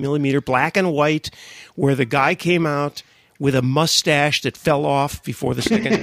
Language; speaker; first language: English; native; English